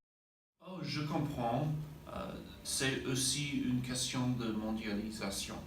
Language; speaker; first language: French; non-native, learner; English